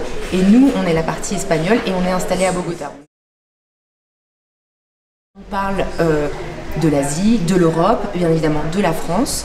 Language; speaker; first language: French; non-native, fluent; Spanish